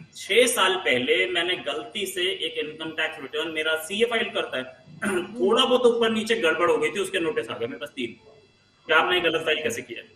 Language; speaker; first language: Hindi; native; Hindi